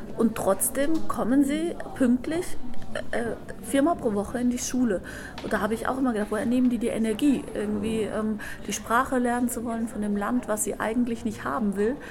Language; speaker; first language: German; native; German